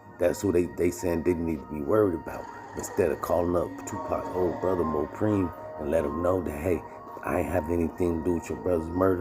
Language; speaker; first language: English; native; English